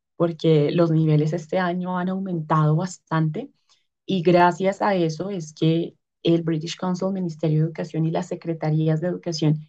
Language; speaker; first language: Spanish; native; Spanish